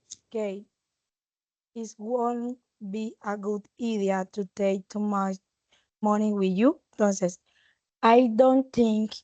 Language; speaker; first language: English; non-native, learner; Spanish